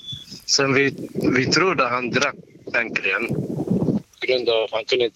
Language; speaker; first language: Swedish; non-native, learner; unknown